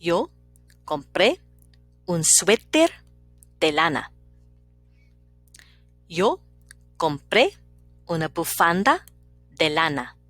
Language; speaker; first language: Spanish; non-native, fluent; English